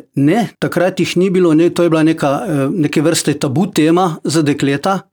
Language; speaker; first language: Slovenian; non-native, fluent; Croatian